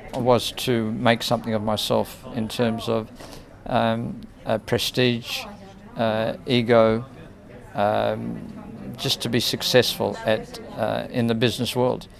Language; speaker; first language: English; native; English